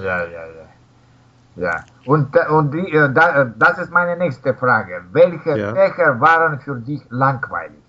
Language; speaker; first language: German; non-native, fluent; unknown